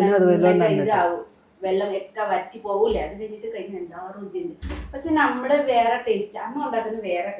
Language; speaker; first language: Malayalam; non-native, learner; Nepali